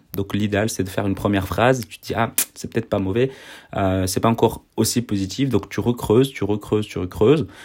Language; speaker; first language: French; native; French